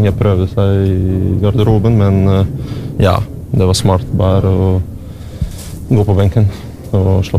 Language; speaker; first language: Norwegian; non-native, learner; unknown